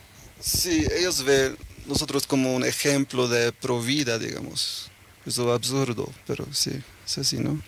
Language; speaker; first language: Spanish; early bilingual, heritage; Norwegian